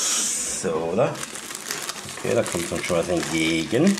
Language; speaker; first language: German; native; German